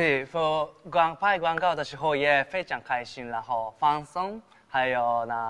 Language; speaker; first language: Chinese; non-native, learner; Japanese